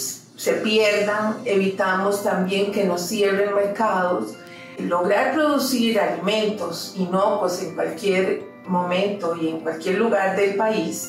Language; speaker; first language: Spanish; native; Spanish